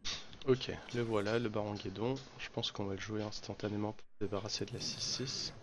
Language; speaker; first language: French; native; French